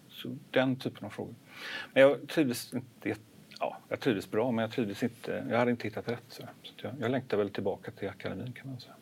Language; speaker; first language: Swedish; native; Swedish